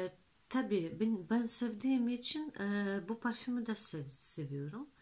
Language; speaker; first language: Turkish; non-native, fluent; Russian